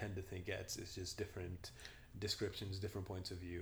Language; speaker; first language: English; non-native, local second language; Hindi